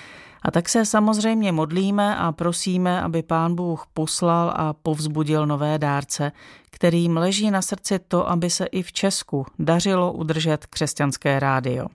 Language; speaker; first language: Czech; native; Czech